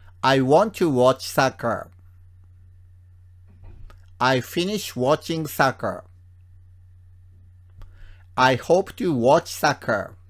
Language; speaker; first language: English; non-native, fluent; Japanese